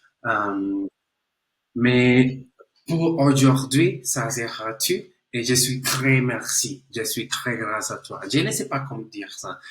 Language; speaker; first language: French; non-native, learner; Spanish